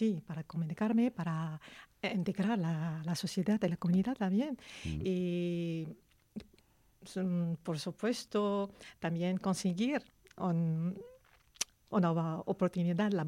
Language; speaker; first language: Spanish; non-native, learner; Arabic